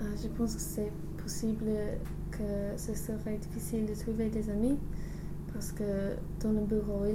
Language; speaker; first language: French; non-native, learner; English